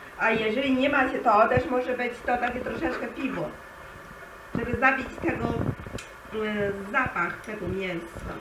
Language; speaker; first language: Polish; non-native, learner; Chinese